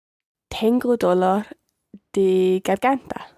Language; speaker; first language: Spanish; non-native, learner; English